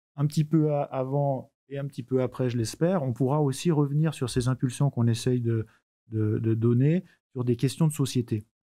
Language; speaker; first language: French; native; French